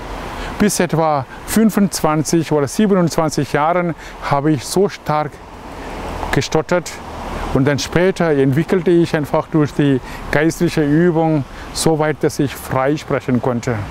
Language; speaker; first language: German; non-native, fluent; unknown